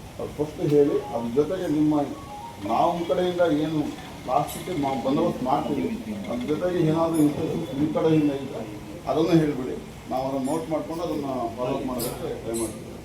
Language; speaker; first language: Kannada; native; Kannada